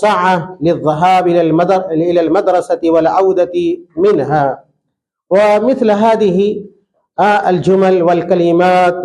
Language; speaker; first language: Arabic; non-native, fluent; Urdu